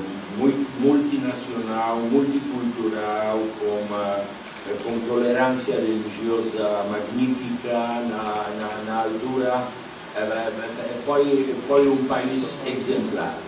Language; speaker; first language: Portuguese; non-native, fluent; Polish